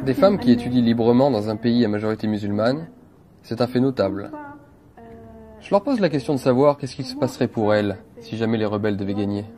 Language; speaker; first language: French; native; French